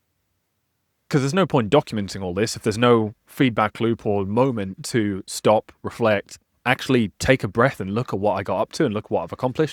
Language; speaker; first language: English; native; English